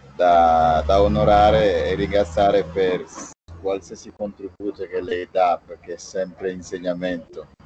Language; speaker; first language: Italian; non-native, fluent; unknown